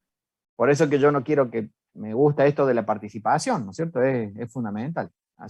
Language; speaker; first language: Spanish; native; Spanish